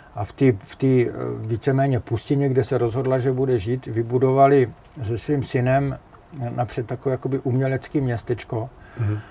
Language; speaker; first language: Czech; native; Czech